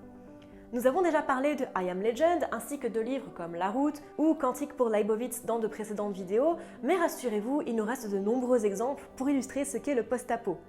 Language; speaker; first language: French; native; French